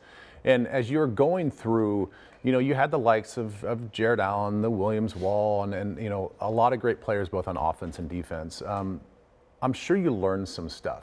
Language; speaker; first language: English; native; English